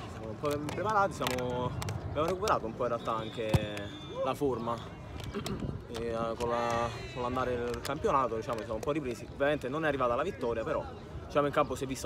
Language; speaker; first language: Italian; native; Italian